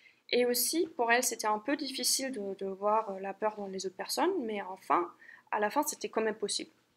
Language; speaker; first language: French; non-native, fluent; German